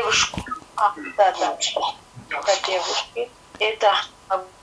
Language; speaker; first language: Russian; non-native, learner; Kazakh